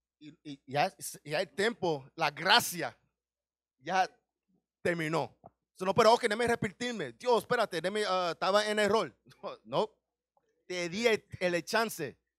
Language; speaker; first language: Spanish; early bilingual, heritage; Spanish